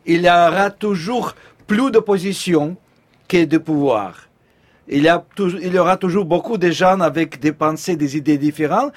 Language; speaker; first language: French; non-native, fluent; Russian